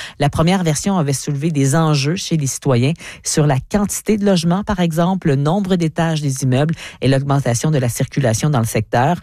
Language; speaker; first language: French; native; French